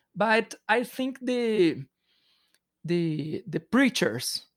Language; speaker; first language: English; non-native, learner; Portuguese